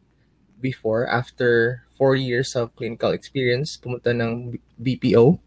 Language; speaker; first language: English; non-native, local second language; Aklanon